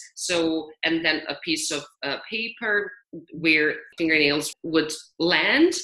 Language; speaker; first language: English; non-native, fluent; Serbian